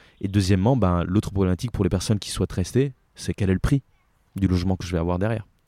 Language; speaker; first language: French; non-native, fluent; Italian